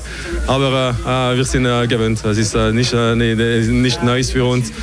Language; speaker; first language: German; non-native, local second language; French